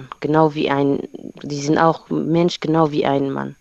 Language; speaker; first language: German; non-native, learner; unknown